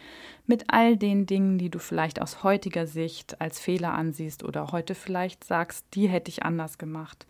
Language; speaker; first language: German; native; German